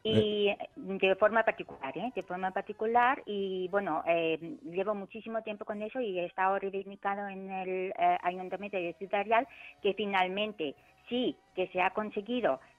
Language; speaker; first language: Spanish; non-native, fluent; German